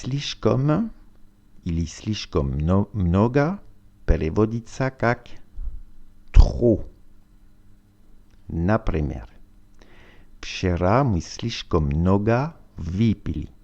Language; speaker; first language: Russian; non-native, learner; French